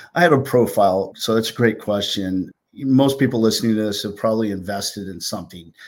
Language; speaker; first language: English; native; English